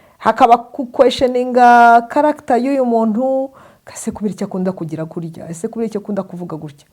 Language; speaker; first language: Kinyarwanda; early bilingual, heritage; Kinyarwanda